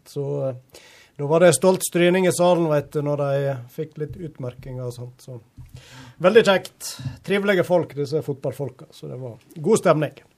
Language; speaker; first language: Norwegian; native; Norwegian